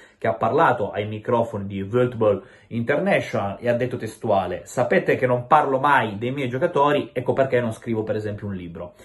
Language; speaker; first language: Italian; native; Italian